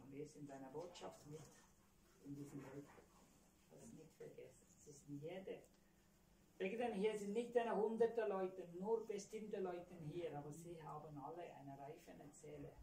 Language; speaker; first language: German; non-native, learner; Tamil